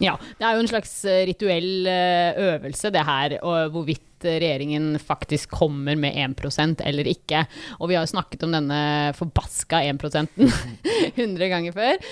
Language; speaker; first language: Norwegian; native; Norwegian